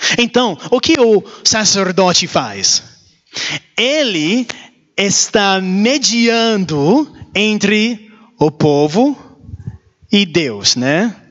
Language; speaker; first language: Portuguese; non-native, learner; English